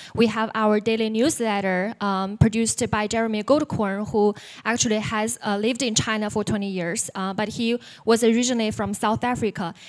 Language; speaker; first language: English; non-native, fluent; Chinese